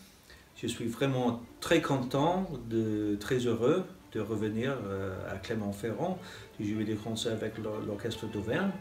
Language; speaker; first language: French; non-native, fluent; English